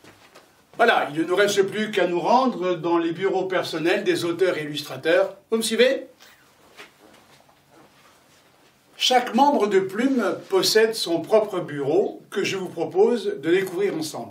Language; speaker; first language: French; native; French